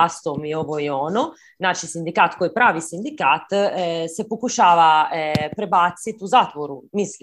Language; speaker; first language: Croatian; early bilingual, heritage; Croatian